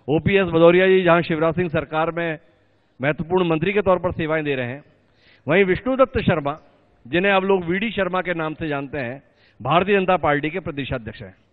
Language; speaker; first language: Hindi; native; Hindi